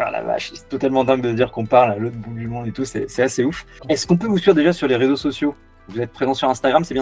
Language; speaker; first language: French; native; French